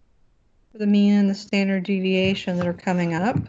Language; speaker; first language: English; native; English